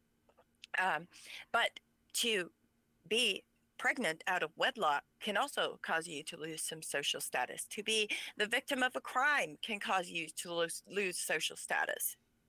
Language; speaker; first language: English; early bilingual, other home language; Pennsylvania German